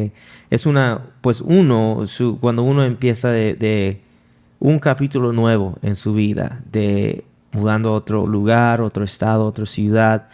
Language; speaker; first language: Spanish; non-native, fluent; English